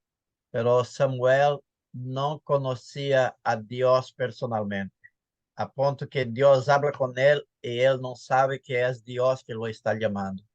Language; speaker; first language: Spanish; non-native, fluent; Portuguese